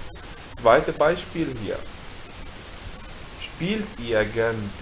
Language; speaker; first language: German; non-native, fluent; Arabic